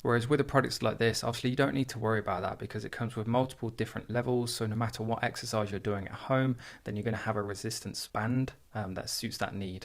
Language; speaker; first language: English; native; English